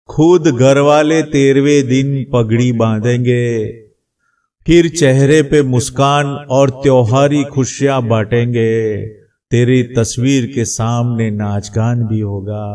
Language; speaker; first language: Hindi; non-native, local second language; Gujarati